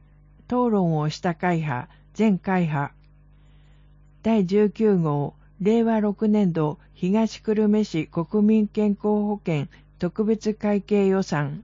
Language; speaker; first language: Japanese; native; Japanese